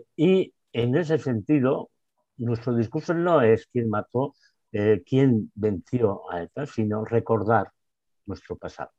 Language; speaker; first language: Spanish; non-native, local second language; Basque